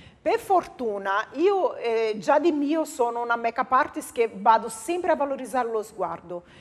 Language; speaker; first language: Italian; non-native, fluent; Portuguese